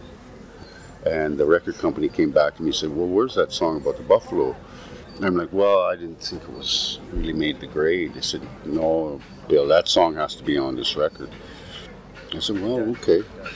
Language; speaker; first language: English; native; English